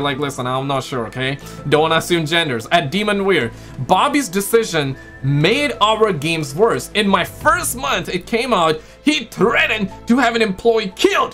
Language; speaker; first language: English; native; English